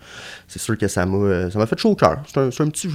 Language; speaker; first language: French; native; French